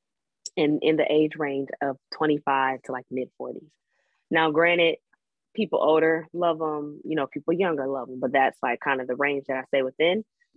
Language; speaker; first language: English; native; English